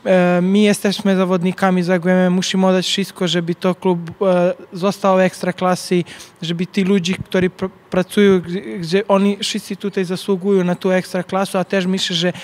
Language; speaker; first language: Polish; non-native, learner; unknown